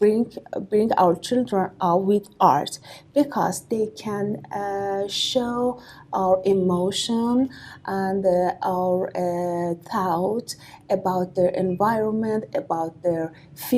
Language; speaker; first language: English; non-native, learner; Persian